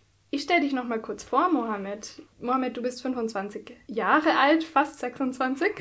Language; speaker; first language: German; native; German